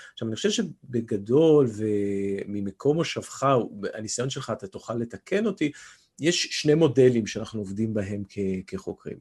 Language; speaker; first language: Hebrew; native; Hebrew